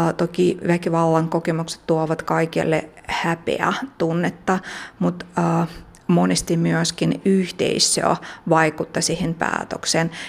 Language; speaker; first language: Finnish; non-native, fluent; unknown